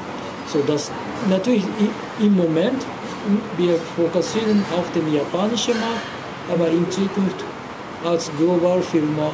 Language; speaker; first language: German; non-native, learner; Japanese